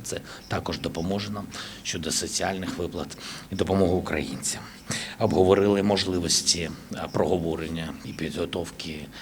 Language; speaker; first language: Ukrainian; native; Ukrainian